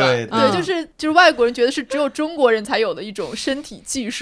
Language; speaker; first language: Chinese; native; Chinese